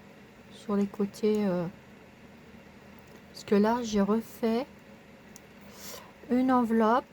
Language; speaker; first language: French; native; French